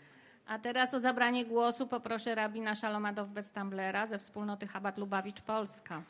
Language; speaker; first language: Polish; native; Polish